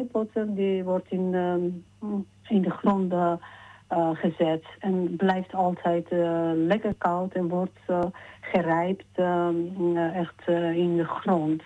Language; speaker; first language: Dutch; non-native, fluent; Georgian